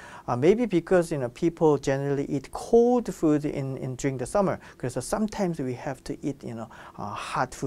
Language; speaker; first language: English; non-native, fluent; Korean